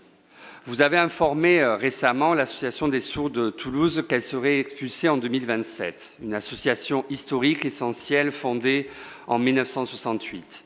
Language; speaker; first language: French; native; French